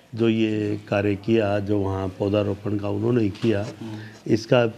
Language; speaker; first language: Hindi; native; Hindi